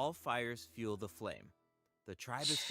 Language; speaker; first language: English; native; English